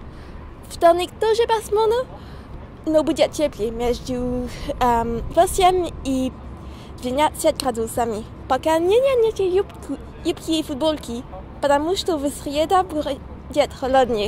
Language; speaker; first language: Russian; non-native, learner; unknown